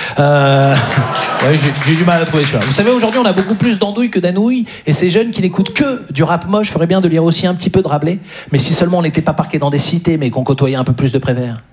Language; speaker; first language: French; native; French